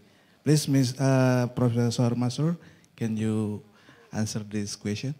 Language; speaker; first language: English; non-native, local second language; Indonesian